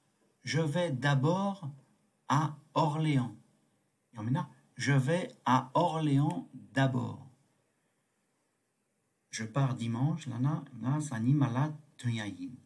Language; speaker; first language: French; non-native, fluent; Tibetan